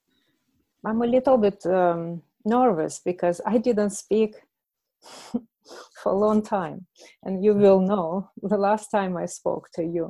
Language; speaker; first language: English; non-native, fluent; Russian